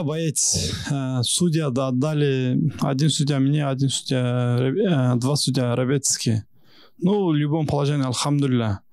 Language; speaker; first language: Russian; non-native, local second language; Kyrgyz